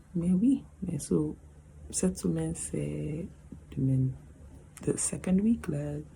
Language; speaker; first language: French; non-native, learner; English